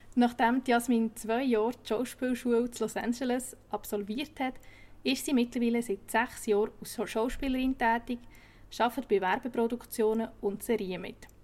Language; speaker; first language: German; native; German